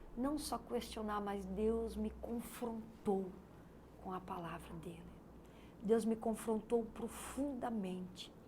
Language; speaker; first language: Portuguese; native; Portuguese